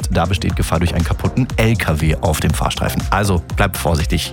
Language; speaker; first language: German; native; German